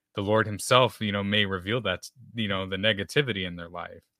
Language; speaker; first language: English; native; English